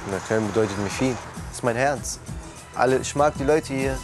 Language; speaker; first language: German; early bilingual, other home language; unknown